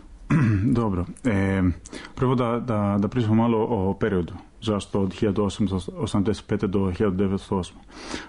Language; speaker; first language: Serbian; non-native, fluent; Greek